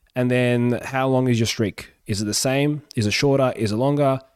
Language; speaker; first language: English; early bilingual, other home language; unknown